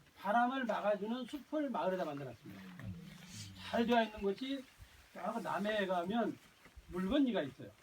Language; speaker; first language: Korean; native; Korean